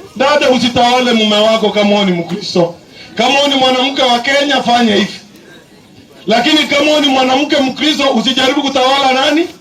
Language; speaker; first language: Swahili; non-native, local second language; Kalenjin